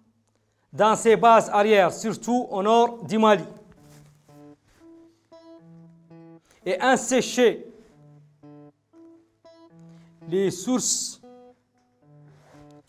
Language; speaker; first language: French; non-native, local second language; Arabic